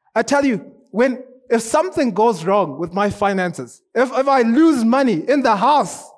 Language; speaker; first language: English; non-native, local second language; Shona